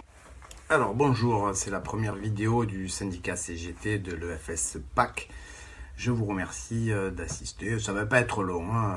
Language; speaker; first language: French; native; French